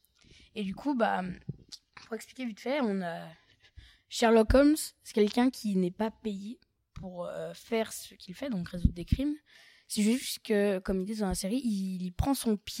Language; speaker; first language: French; native; French